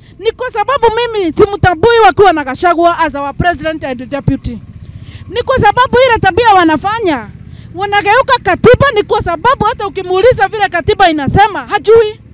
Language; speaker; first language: Swahili; non-native, local second language; Kikuyu